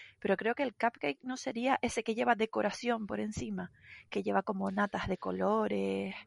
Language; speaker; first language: Spanish; native; Spanish